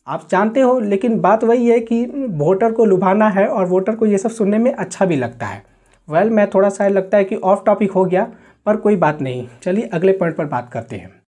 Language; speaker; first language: Hindi; native; Hindi